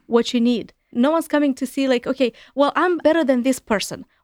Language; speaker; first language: English; non-native, fluent; Romanian